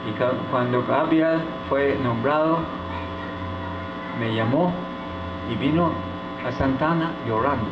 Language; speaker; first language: Spanish; non-native, fluent; English